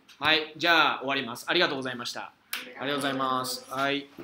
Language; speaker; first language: Japanese; non-native, fluent; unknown